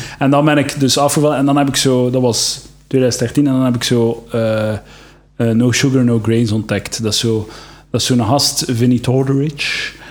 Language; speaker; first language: Dutch; native; Dutch